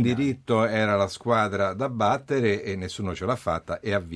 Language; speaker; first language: Italian; native; Italian